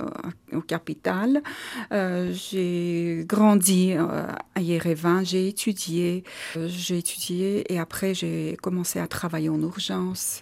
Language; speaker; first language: French; non-native, learner; Armenian